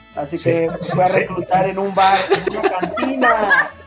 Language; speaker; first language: Spanish; native; Spanish